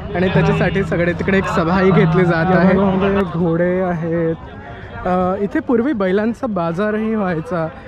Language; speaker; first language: Marathi; native; Marathi